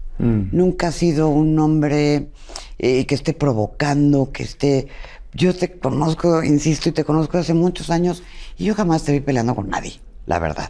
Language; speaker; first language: Spanish; native; Spanish